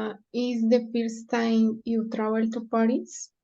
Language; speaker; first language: English; non-native, learner; Spanish